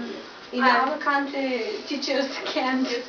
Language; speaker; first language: English; non-native, learner; Ukrainian